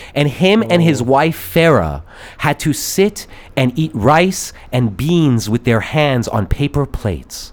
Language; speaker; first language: English; early bilingual, other home language; Persian